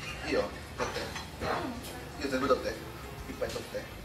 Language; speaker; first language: Japanese; non-native, fluent; Indonesian